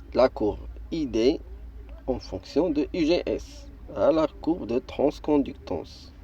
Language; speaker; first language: French; non-native, local second language; Arabic